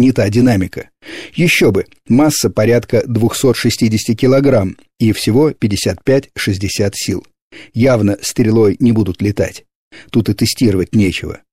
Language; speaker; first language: Russian; native; Russian